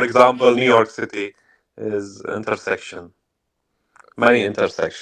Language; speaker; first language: English; non-native, learner; Arabic